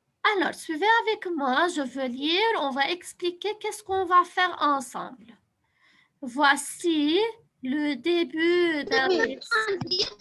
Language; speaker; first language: French; non-native, fluent; Arabic